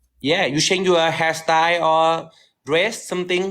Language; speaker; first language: English; non-native, learner; Thai